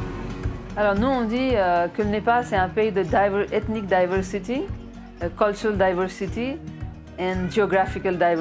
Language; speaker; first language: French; non-native, fluent; Nepali